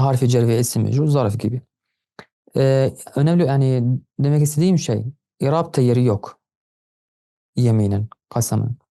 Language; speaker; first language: Turkish; non-native, fluent; Arabic